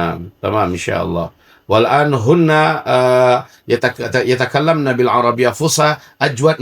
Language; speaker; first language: Arabic; non-native, fluent; Indonesian